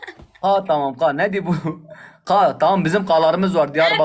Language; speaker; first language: Turkish; native; Turkish